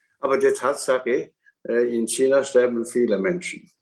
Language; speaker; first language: German; non-native, fluent; Chinese